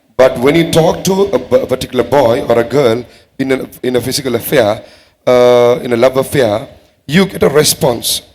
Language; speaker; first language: English; non-native, local second language; Tamil